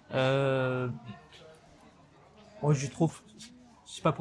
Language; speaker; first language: French; non-native, learner; Kurdish